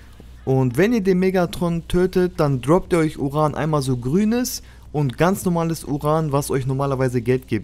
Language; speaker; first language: German; native; German